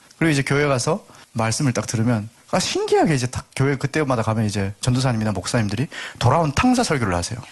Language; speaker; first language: Korean; native; Korean